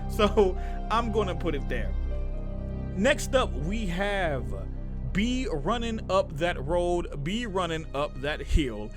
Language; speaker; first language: English; native; English